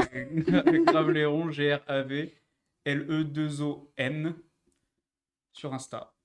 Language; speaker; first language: French; native; French